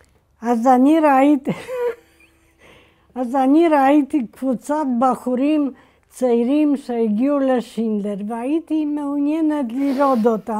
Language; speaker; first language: Hebrew; non-native, fluent; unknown